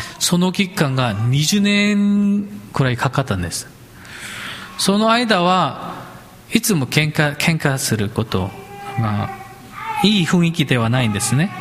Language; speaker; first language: Japanese; non-native, fluent; Korean